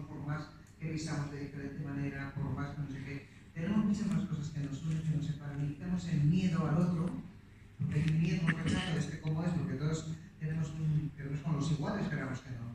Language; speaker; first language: Spanish; native; Spanish